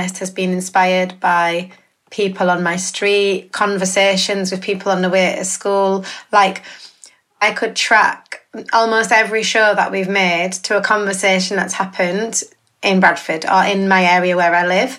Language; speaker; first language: English; native; English